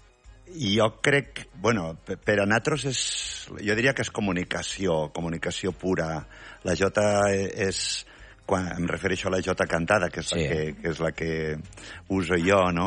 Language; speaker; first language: Catalan; native; Catalan